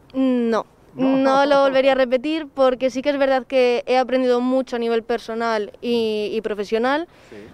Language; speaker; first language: Spanish; native; Spanish